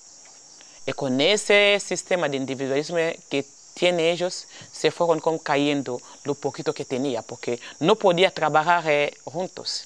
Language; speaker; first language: Spanish; non-native, fluent; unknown